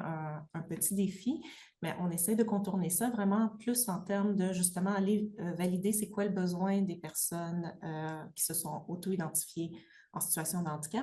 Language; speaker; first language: French; native; French